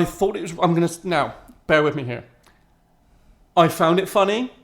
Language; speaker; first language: English; native; English